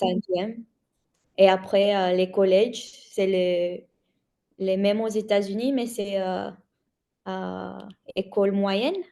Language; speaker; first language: French; non-native, learner; English